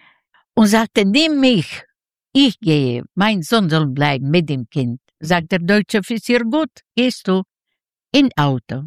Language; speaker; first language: German; non-native, learner; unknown